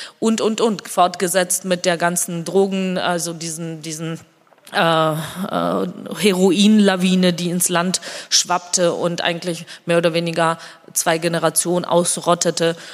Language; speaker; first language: German; non-native, fluent; Georgian